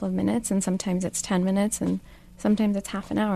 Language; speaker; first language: English; non-native, local second language; Urdu